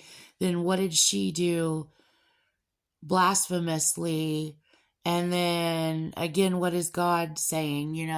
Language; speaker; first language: English; native; English